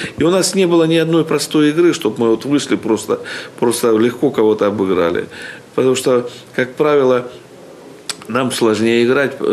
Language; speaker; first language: Russian; native; Russian